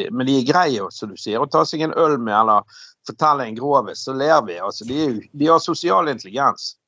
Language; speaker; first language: Norwegian; native; Norwegian